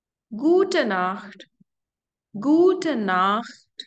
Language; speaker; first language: German; non-native, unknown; Hindi